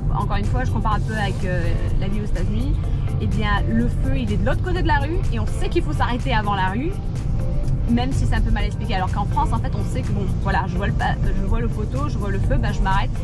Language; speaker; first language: French; native; French